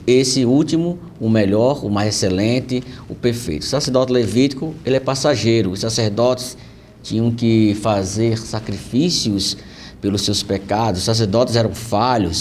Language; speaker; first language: Portuguese; native; Portuguese